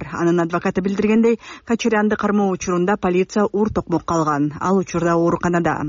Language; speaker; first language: Kyrgyz; native; Kyrgyz